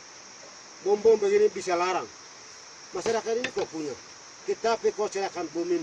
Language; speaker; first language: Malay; non-native, local second language; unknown